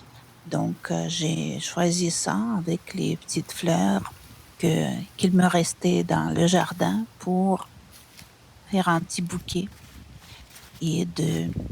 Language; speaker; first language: French; non-native, fluent; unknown